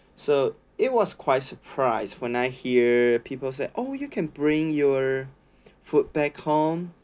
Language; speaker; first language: English; non-native, learner; Chinese